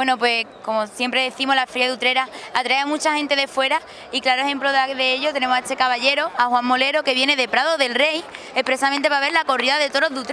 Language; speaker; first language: Spanish; native; Spanish